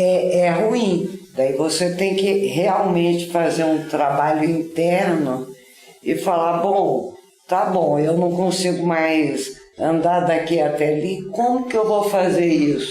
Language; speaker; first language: Portuguese; native; Portuguese